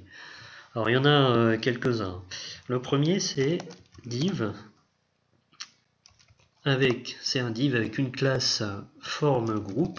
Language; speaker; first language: French; native; French